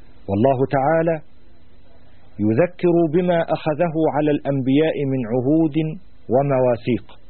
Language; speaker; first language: Arabic; native; Arabic